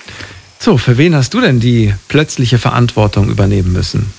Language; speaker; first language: German; native; German